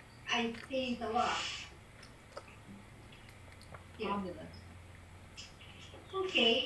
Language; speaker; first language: English; non-native, fluent; Macedonian